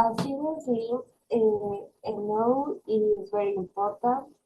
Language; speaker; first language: English; non-native, learner; Spanish